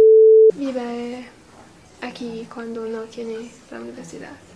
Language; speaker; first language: Spanish; non-native, learner; English